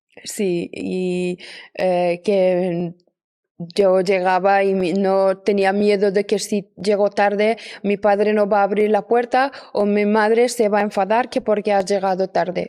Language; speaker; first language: Spanish; non-native, fluent; Persian